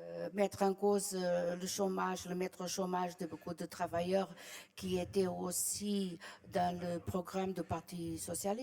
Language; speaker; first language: French; non-native, fluent; Portuguese